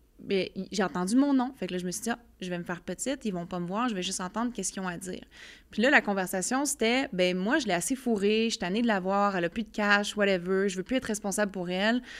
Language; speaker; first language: French; native; French